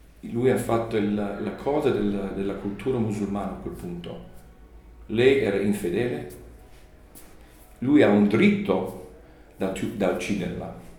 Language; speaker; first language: Italian; non-native, learner; English